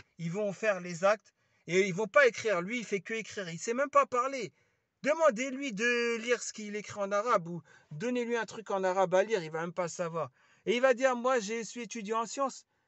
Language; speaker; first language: French; early bilingual, other home language; Lingala